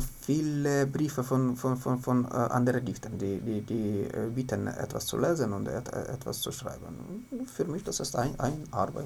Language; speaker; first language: German; non-native, learner; Ukrainian